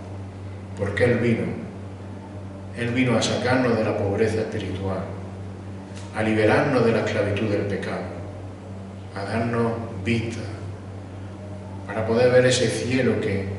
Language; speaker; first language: Spanish; native; Spanish